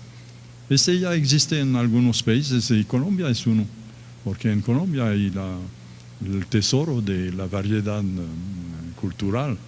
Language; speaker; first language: Spanish; non-native, fluent; French